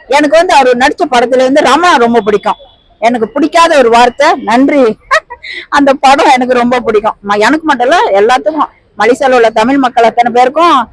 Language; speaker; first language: Tamil; native; Tamil